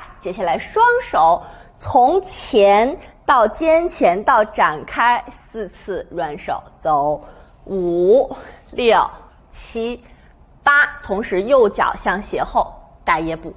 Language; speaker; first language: Chinese; native; Chinese